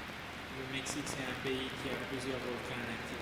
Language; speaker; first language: French; non-native, fluent; Spanish